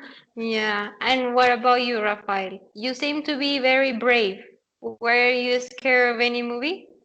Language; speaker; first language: English; non-native, fluent; Spanish